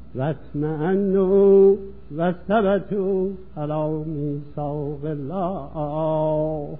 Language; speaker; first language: Persian; native; Persian